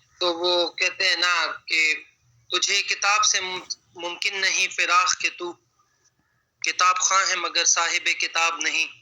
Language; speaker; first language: Urdu; native; Urdu